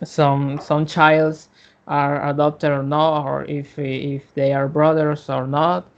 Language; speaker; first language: English; non-native, learner; Spanish